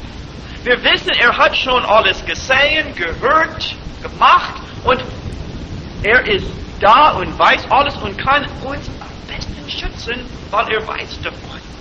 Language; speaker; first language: German; non-native, fluent; English